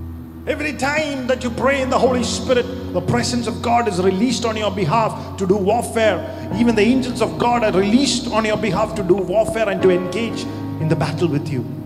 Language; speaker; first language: English; non-native, local second language; Malayalam